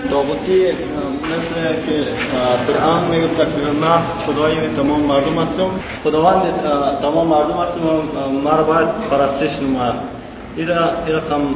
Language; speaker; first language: Persian; native; Persian